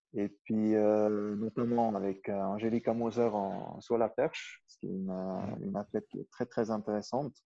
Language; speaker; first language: French; non-native, fluent; German